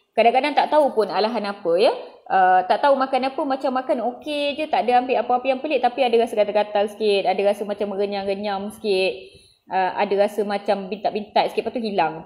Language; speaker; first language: Malay; non-native, local second language; Tamil